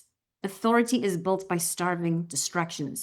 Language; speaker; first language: English; native; English